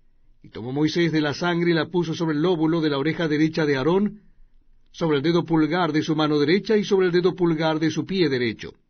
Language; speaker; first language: Spanish; native; Spanish